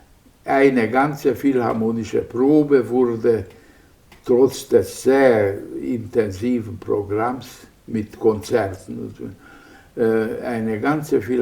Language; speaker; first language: German; non-native, fluent; Hungarian